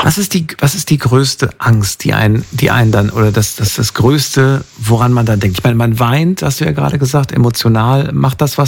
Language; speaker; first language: German; native; German